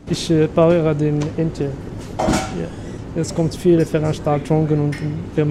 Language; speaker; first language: German; non-native, learner; Arabic